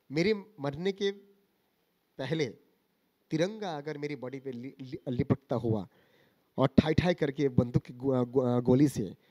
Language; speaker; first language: Hindi; non-native, local second language; Bangla